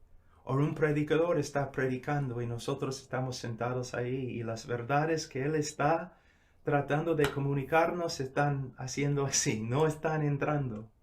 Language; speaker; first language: Spanish; non-native, fluent; English